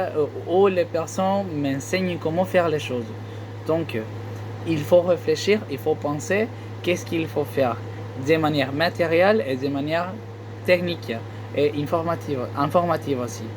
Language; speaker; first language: French; non-native, learner; Spanish